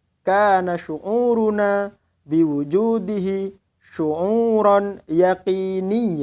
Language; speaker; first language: Arabic; non-native, fluent; Indonesian